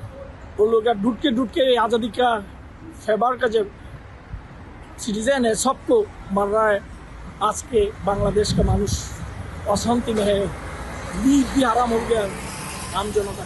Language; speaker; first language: Hindi; non-native, learner; Bangla